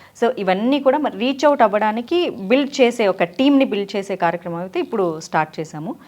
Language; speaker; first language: Telugu; native; Telugu